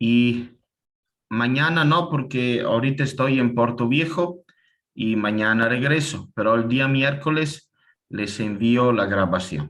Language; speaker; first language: Spanish; non-native, fluent; Italian